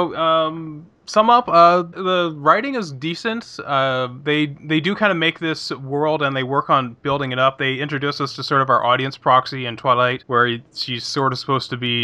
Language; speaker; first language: English; native; English